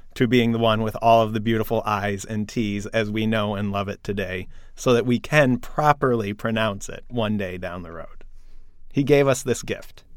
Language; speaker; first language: English; native; English